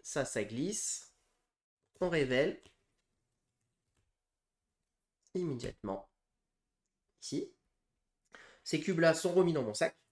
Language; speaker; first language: French; native; French